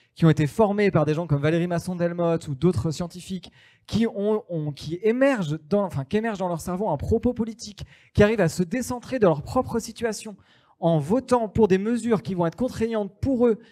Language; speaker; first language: French; native; French